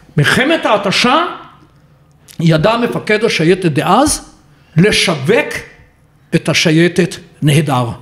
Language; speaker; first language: Hebrew; native; Hebrew